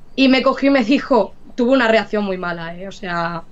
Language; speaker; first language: Spanish; native; Spanish